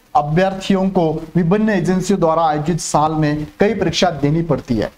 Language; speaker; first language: Hindi; non-native, local second language; Marathi